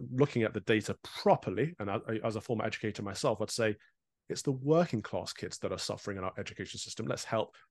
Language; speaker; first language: English; native; English